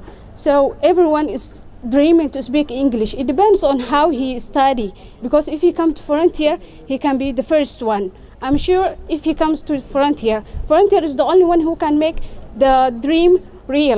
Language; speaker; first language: English; non-native, fluent; Somali